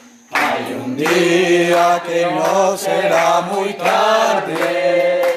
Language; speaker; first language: Spanish; native; Spanish